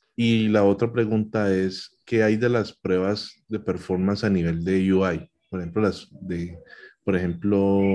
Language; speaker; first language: Spanish; native; Spanish